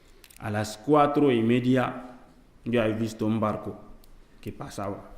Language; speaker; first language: Spanish; non-native, learner; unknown